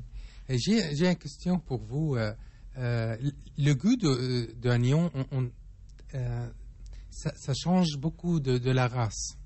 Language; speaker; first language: French; non-native, learner; Arabic